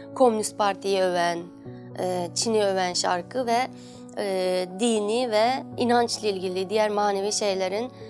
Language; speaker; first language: Turkish; non-native, fluent; Uyghur